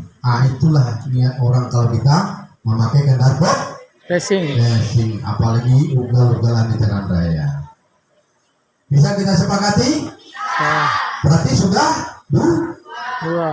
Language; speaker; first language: Indonesian; native; Indonesian